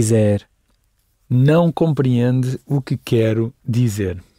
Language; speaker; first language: Portuguese; non-native, learner; English